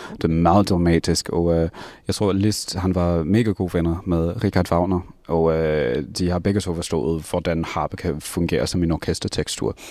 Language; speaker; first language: Danish; non-native, fluent; English